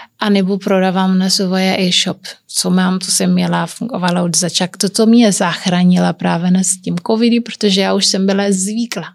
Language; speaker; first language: Czech; non-native, learner; Kabuverdianu